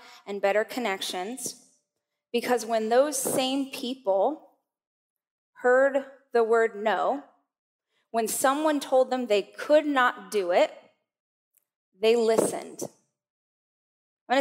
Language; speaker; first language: English; native; English